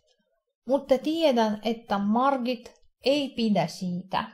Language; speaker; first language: Finnish; non-native, fluent; Russian